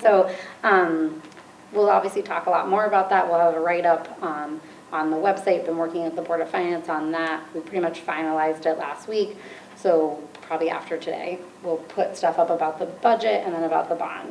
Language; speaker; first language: English; native; English